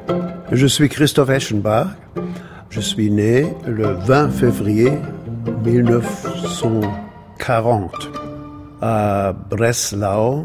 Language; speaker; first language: French; non-native, fluent; German